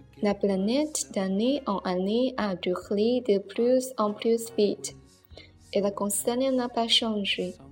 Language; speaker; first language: French; non-native, learner; Chinese